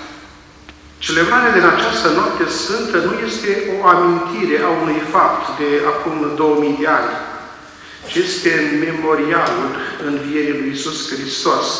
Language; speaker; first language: Romanian; native; Romanian